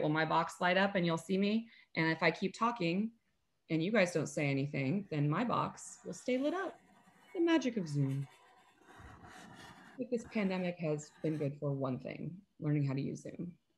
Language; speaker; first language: English; native; English